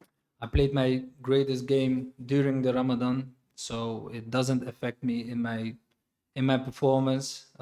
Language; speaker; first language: English; non-native, fluent; Dutch